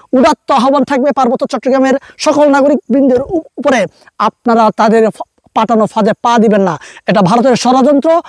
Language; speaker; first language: Bangla; non-native, local second language; Marma